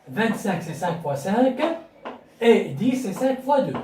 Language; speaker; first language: French; non-native, local second language; Arabic